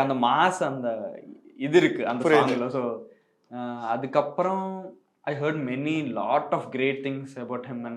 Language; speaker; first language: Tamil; non-native, learner; Telugu